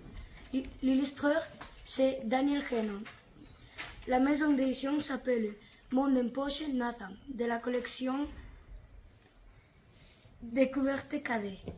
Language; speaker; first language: French; non-native, learner; Catalan